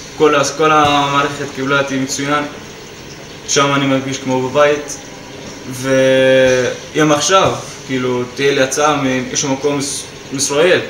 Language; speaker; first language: Hebrew; non-native, local second language; Arabic